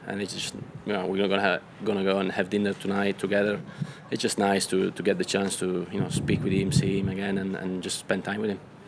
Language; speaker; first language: English; non-native, fluent; Italian